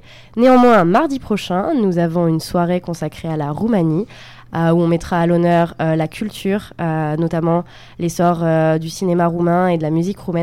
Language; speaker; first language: French; native; French